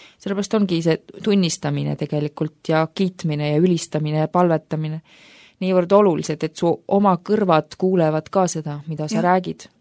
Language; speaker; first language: Estonian; native; Estonian